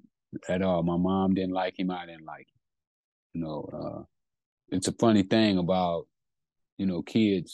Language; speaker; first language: English; native; English